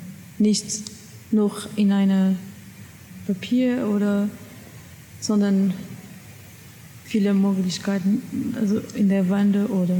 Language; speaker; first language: German; non-native, learner; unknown